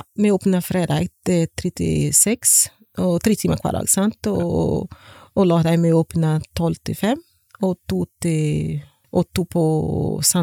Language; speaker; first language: Norwegian; non-native, learner; Portuguese